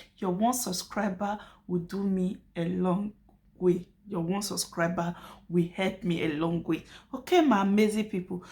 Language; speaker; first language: Nigerian Pidgin; native; Nigerian Pidgin